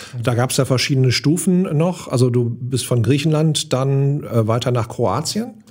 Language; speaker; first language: German; native; German